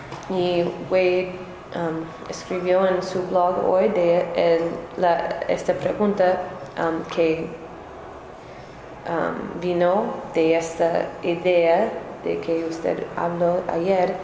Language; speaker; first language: Spanish; non-native, learner; English